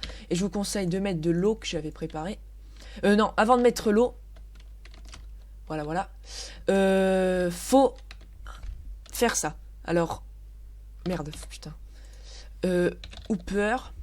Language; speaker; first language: French; native; French